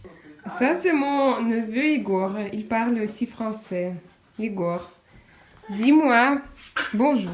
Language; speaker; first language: French; non-native, fluent; Russian